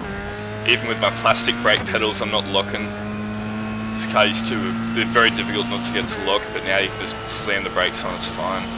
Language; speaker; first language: English; native; English